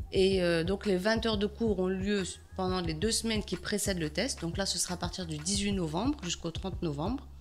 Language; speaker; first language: French; non-native, local second language; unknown